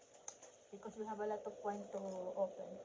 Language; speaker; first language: English; non-native, learner; Filipino